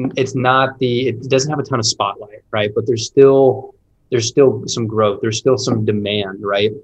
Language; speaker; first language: English; native; English